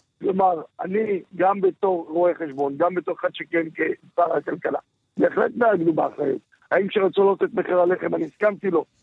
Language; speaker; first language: Hebrew; native; Hebrew